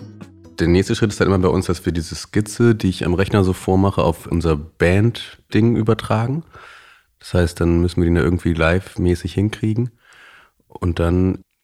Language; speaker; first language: German; native; German